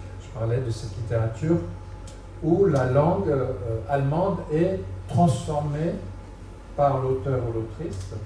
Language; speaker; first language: French; native; French